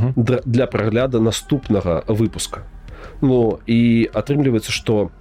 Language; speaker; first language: Belarusian; native; Belarusian